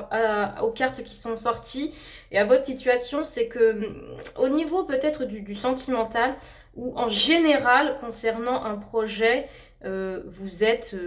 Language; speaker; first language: French; native; French